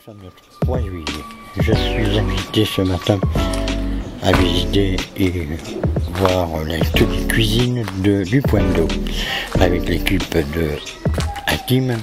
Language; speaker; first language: French; native; French